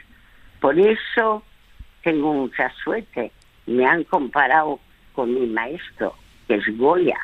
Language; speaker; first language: Spanish; early bilingual, other home language; French